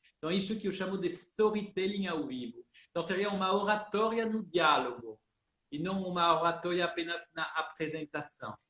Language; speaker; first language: Portuguese; early bilingual, heritage; Portuguese